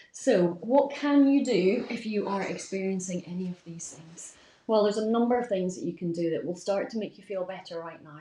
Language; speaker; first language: English; native; English